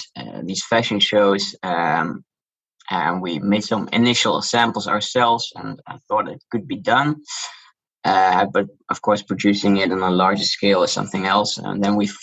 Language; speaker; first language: English; non-native, fluent; Dutch